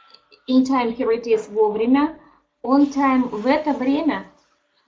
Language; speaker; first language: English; non-native, learner; Russian